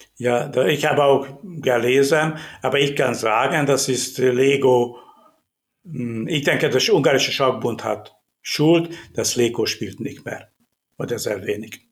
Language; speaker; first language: German; non-native, learner; Hungarian